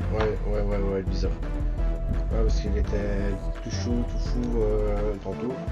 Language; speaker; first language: French; native; French